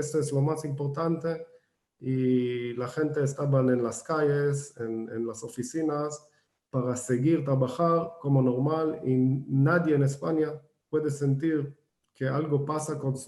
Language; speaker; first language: Spanish; non-native, fluent; Hebrew